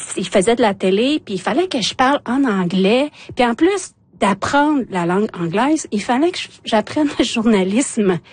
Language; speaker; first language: French; non-native, local second language; Innu-aimun